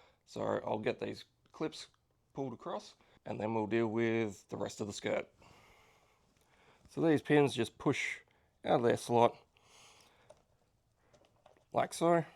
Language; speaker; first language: English; native; English